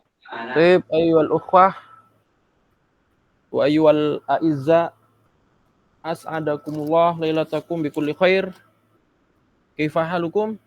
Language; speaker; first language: Arabic; non-native, fluent; Indonesian